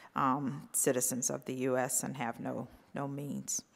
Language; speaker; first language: English; native; English